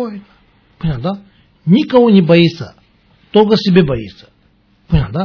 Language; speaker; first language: Russian; non-native, learner; Tibetan